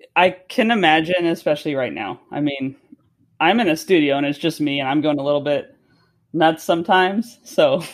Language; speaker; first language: English; native; English